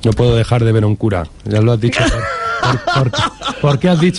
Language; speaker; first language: Spanish; native; Spanish